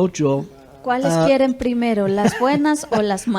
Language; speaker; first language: Spanish; native; Spanish